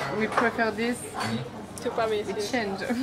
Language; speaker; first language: English; non-native, learner; French